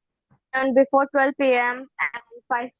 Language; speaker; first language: English; non-native, learner; Hindi